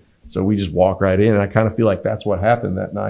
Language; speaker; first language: English; native; English